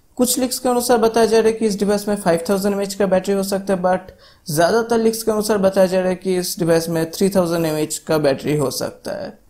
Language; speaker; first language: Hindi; non-native, local second language; Bangla